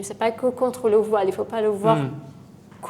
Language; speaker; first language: French; non-native, fluent; Persian